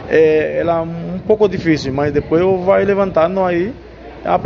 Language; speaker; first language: Portuguese; non-native, learner; Haitian Creole